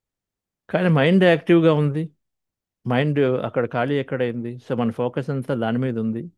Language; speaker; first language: Telugu; native; Telugu